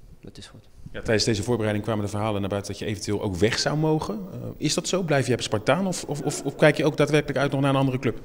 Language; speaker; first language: Dutch; native; Dutch